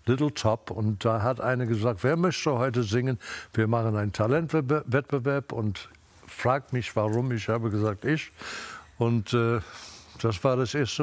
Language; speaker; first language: German; non-native, fluent; English